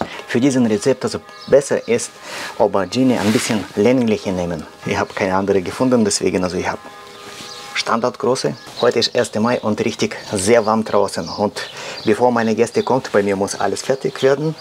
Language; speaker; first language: German; non-native, learner; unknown